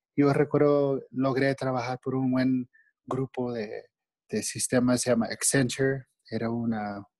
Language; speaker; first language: Spanish; non-native, fluent; English